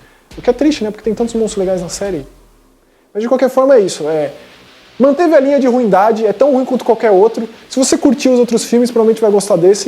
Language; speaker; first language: Portuguese; native; Portuguese